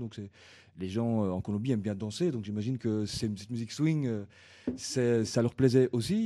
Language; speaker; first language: French; native; French